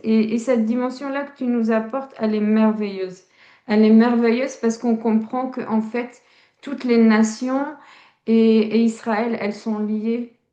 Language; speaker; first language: French; early bilingual, other home language; Tachelhit